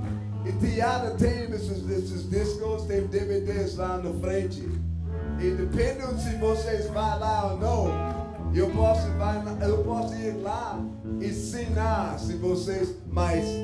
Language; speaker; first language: Portuguese; non-native, fluent; English